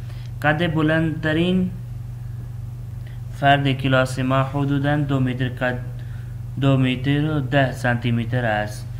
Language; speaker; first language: Persian; non-native, fluent; Urdu